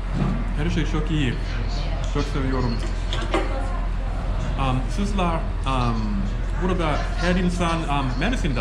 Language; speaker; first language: Turkish; non-native, learner; English